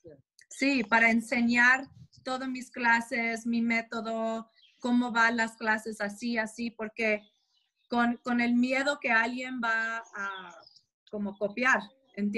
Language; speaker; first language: Spanish; non-native, fluent; English